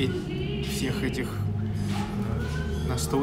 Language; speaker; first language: Russian; native; Russian